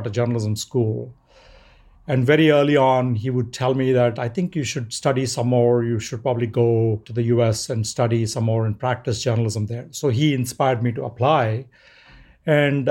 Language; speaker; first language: English; non-native, local second language; Telugu